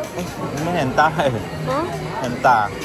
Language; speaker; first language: Chinese; non-native, learner; Filipino